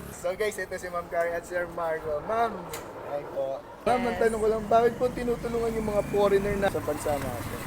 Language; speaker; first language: Filipino; native; Filipino